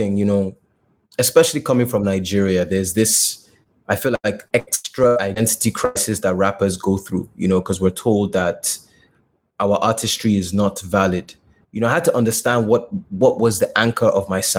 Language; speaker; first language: English; non-native, local second language; Yoruba